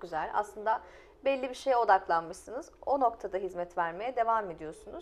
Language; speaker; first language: Turkish; native; Turkish